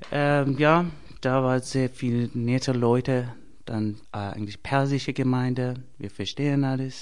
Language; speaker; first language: German; non-native, learner; Persian